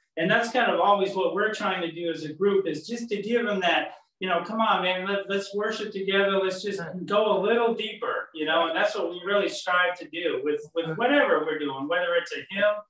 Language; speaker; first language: English; native; English